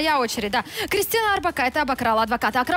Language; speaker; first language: Russian; native; Russian